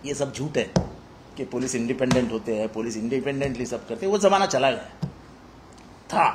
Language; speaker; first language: Hindi; non-native, local second language; Marathi